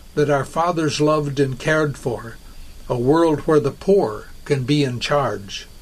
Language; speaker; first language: English; native; English